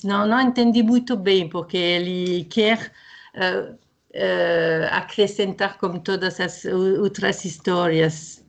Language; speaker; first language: Portuguese; non-native, fluent; French